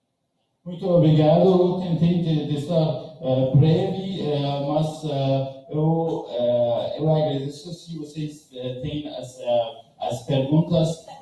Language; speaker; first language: Portuguese; non-native, learner; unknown